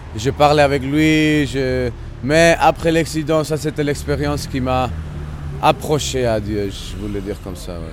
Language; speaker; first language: French; non-native, local second language; Spanish